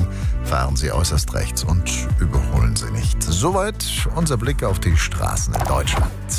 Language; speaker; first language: German; native; German